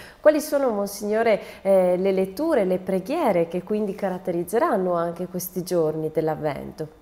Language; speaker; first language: Italian; native; Italian